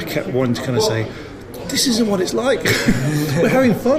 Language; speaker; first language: English; native; English